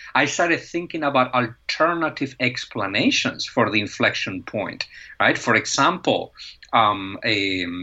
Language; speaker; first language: English; non-native, fluent; Spanish